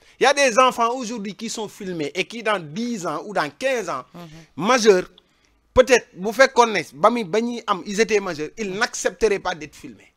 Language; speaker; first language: French; non-native, local second language; Wolof